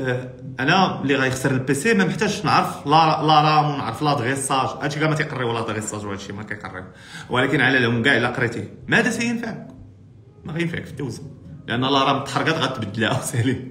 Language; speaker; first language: Arabic; native; Arabic